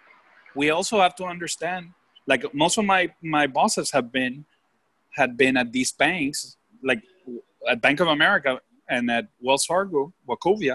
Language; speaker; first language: English; non-native, fluent; Spanish